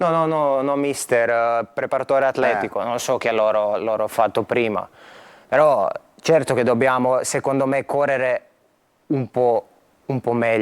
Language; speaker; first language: Italian; non-native, fluent; Croatian